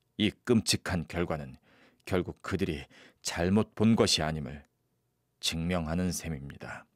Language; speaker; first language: Korean; native; Korean